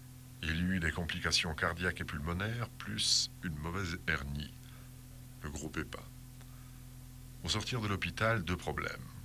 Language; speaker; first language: French; native; French